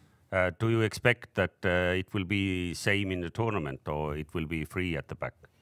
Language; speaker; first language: English; non-native, fluent; Estonian